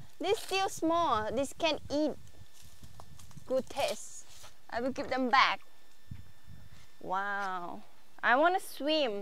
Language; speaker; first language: English; non-native, learner; Thai